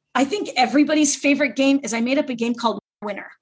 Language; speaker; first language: English; native; English